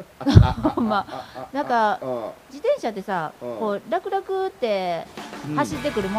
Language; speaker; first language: Japanese; native; Japanese